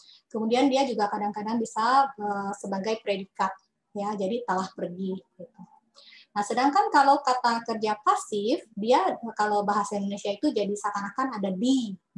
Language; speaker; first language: Indonesian; native; Indonesian